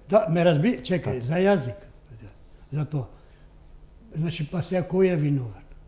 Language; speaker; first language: Macedonian; non-native, local second language; Albanian